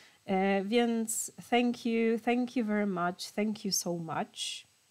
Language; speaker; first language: English; non-native, fluent; Polish